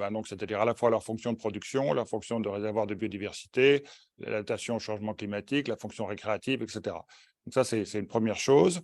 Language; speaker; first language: French; native; French